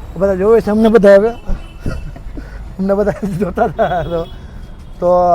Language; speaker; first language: Gujarati; non-native, local second language; Kachhi